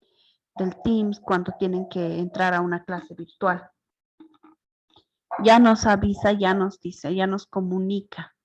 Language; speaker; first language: Spanish; native; Spanish